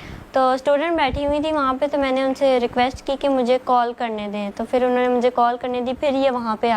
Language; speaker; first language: Urdu; native; Urdu